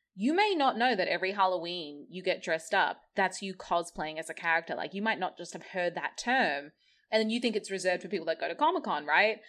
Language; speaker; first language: English; native; English